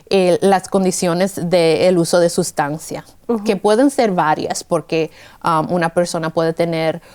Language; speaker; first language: Spanish; early bilingual, heritage; Spanish